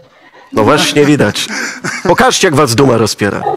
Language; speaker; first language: Polish; native; Polish